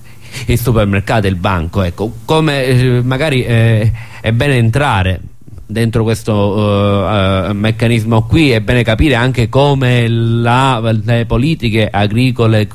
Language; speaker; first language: Italian; native; Italian